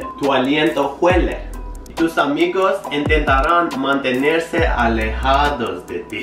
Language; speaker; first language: Spanish; non-native, learner; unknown